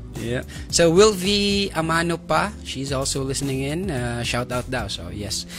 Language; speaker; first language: English; non-native, local second language; Waray